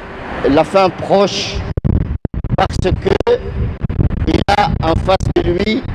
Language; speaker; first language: French; non-native, local second language; Afar